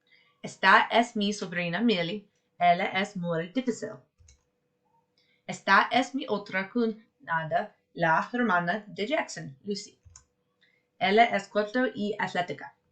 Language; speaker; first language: Spanish; non-native, learner; English